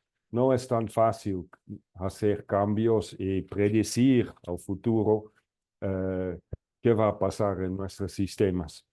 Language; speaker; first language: Spanish; non-native, fluent; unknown